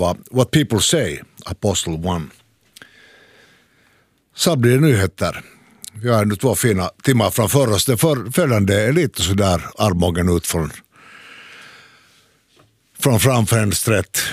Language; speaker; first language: Swedish; native; Swedish